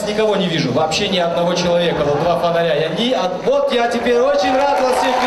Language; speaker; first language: Russian; native; Russian